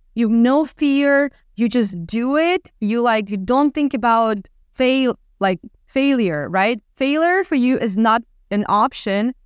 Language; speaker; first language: English; non-native, fluent; Russian